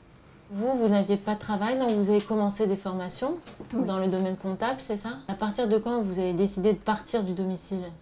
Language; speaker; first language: French; native; French